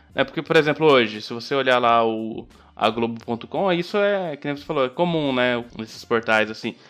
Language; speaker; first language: Portuguese; native; Portuguese